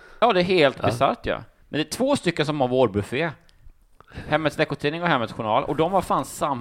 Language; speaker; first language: Swedish; native; Swedish